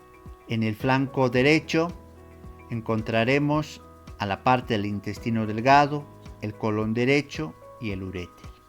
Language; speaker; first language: Spanish; native; Spanish